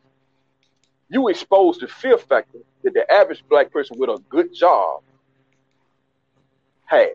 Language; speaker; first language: English; native; English